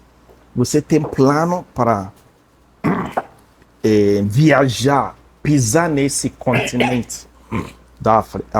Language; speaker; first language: Portuguese; non-native, learner; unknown